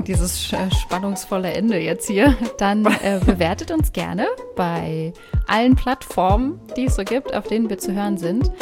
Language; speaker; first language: German; native; German